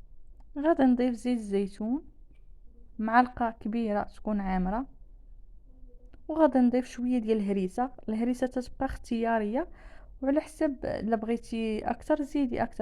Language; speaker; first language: Arabic; native; Arabic